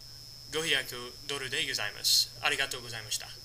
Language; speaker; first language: Japanese; non-native, learner; English